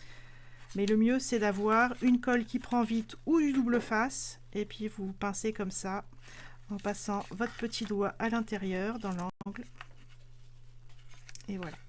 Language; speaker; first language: French; native; French